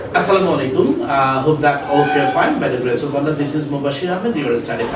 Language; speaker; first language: English; non-native, fluent; Bangla